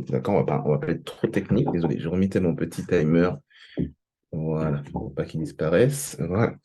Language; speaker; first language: French; native; French